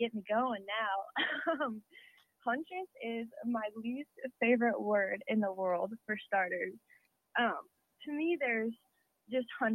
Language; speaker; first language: English; native; English